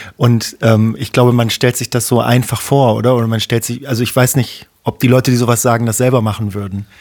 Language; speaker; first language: German; native; German